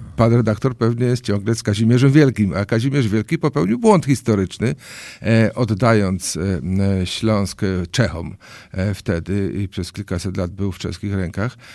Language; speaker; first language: Polish; native; Polish